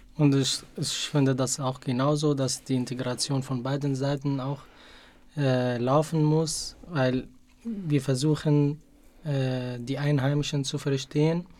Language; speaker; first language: German; non-native, fluent; Arabic